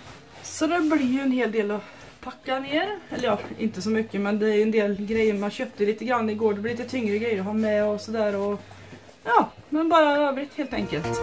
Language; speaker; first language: Swedish; native; Swedish